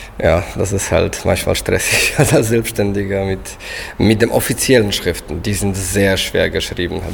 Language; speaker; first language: German; non-native, fluent; Polish